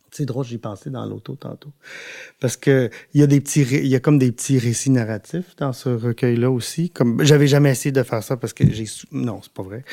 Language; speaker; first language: French; non-native, local second language; English